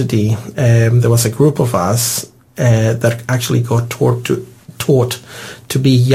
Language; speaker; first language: English; non-native, fluent; Spanish